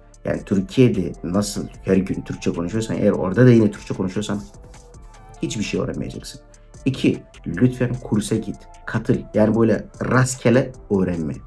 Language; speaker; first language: Turkish; non-native, fluent; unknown